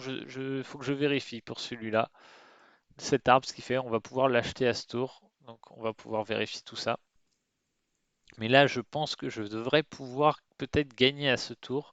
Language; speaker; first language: French; native; French